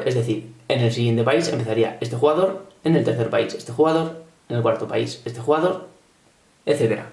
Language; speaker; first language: Spanish; native; Spanish